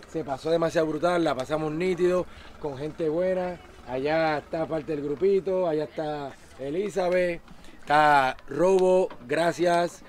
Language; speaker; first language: Spanish; native; Spanish